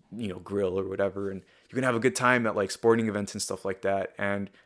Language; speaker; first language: English; early bilingual, other home language; Spanish